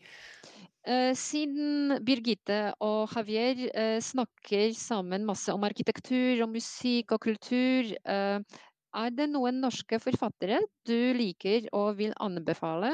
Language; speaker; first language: Norwegian; non-native, fluent; Polish